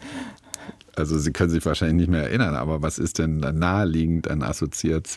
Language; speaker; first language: German; native; German